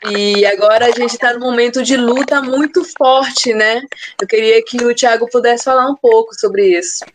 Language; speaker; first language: Portuguese; native; Portuguese